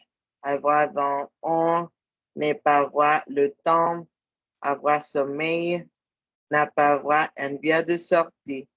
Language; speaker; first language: French; non-native, fluent; Spanish